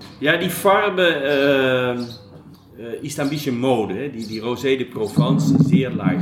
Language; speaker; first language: German; non-native, learner; Dutch